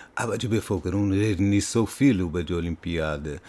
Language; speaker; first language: German; non-native, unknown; Portuguese